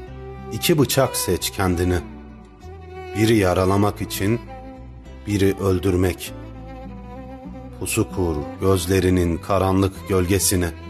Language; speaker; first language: Turkish; native; Turkish